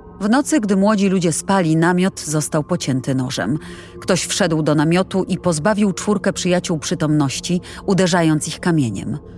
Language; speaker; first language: Polish; native; Polish